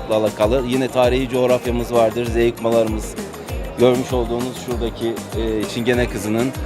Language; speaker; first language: Turkish; native; Turkish